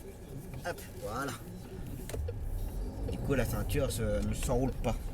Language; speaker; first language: French; native; French